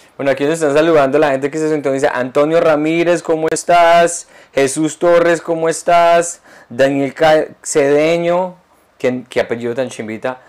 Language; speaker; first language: Spanish; early bilingual, heritage; Spanish